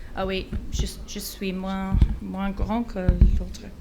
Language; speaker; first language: French; non-native, learner; English